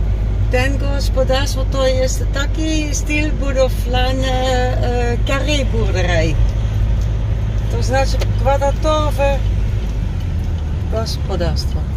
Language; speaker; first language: Polish; non-native, learner; Dutch